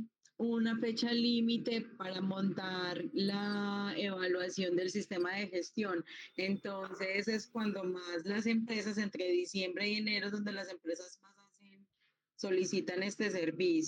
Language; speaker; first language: Spanish; native; Spanish